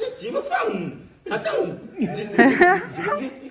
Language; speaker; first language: French; non-native, learner; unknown